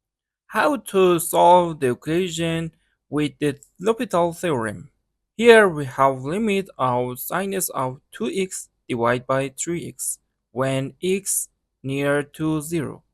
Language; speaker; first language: English; non-native, learner; Persian